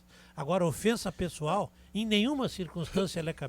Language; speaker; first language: Portuguese; native; Portuguese